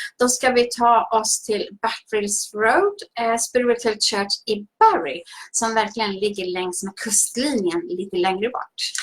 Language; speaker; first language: Swedish; native; Swedish